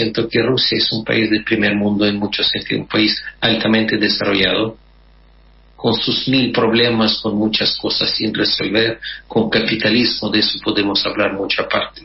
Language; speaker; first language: Spanish; non-native, fluent; Russian